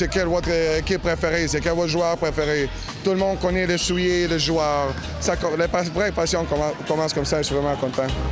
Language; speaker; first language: French; non-native, learner; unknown